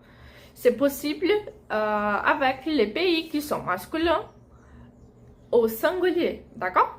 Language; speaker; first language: French; non-native, fluent; Portuguese